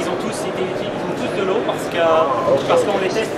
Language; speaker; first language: French; native; French